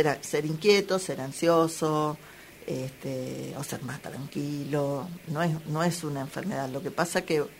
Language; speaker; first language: Spanish; native; Spanish